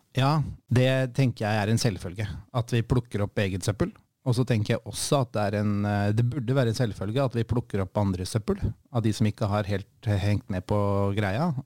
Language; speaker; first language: Norwegian; native; Norwegian